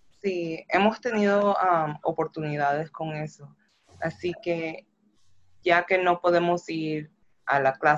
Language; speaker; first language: Spanish; early bilingual, other home language; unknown